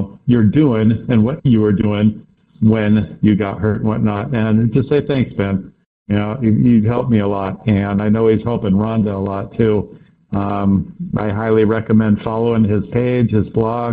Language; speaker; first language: English; native; English